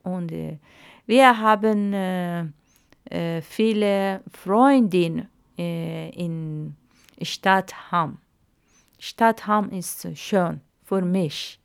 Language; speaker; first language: German; non-native, learner; Arabic